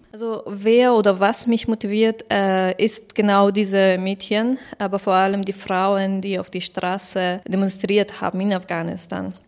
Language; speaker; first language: German; non-native, fluent; Persian